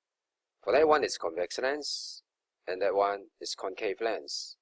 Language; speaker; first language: English; non-native, local second language; Cantonese